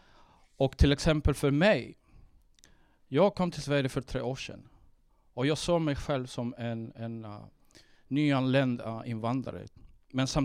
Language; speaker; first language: Swedish; early bilingual, heritage; Swedish